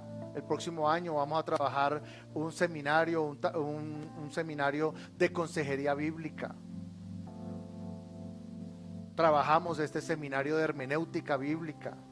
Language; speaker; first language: Spanish; native; Spanish